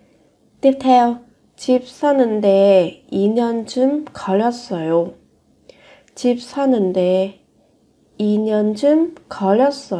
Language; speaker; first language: Korean; non-native, fluent; Vietnamese